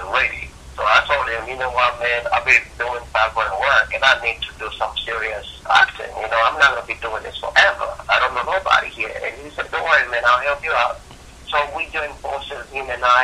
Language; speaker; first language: English; non-native, local second language; Ganda